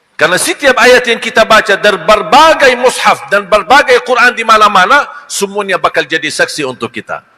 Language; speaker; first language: Malay; non-native, fluent; Arabic